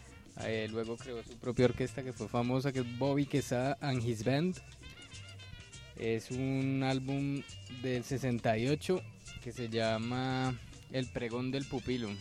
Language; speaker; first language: Spanish; native; Spanish